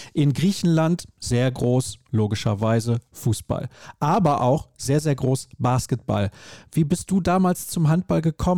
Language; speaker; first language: German; non-native, learner; Greek